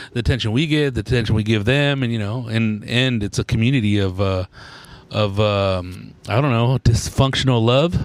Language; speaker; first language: English; early bilingual, other home language; Spanish